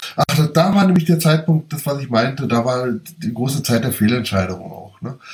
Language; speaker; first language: German; native; German